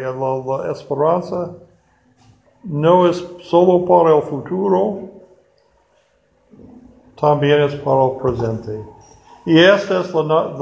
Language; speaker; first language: Spanish; non-native, fluent; English